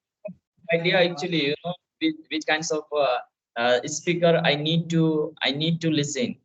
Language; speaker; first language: English; non-native, fluent; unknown